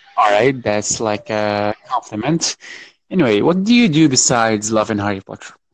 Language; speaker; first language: English; non-native, fluent; Arabic